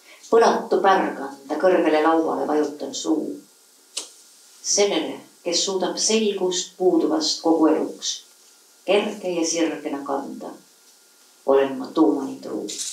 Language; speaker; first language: Estonian; native; Estonian